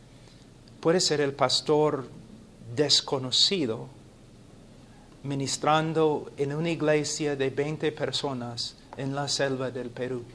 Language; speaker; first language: Spanish; non-native, fluent; English